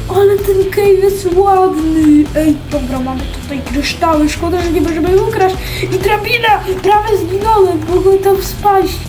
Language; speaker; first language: Polish; native; Polish